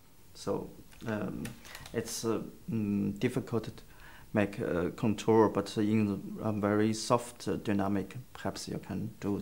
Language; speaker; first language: English; non-native, learner; Chinese